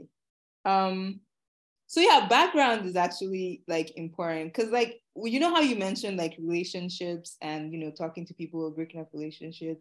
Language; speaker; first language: English; non-native, local second language; Yoruba